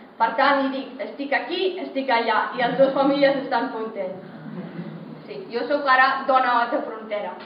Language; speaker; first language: Catalan; non-native, fluent; Persian